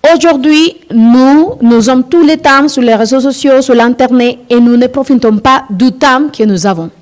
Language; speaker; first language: French; non-native, fluent; Spanish